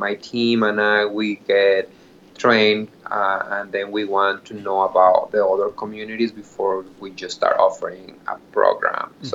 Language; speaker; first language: English; non-native, fluent; Spanish